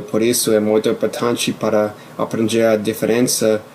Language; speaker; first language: Portuguese; non-native, fluent; English